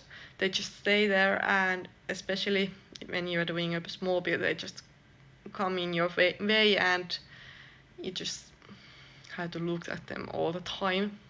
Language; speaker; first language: English; non-native, fluent; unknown